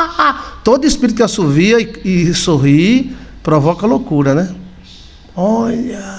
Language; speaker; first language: Portuguese; native; Portuguese